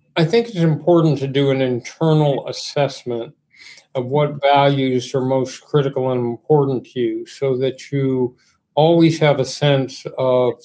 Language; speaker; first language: English; native; English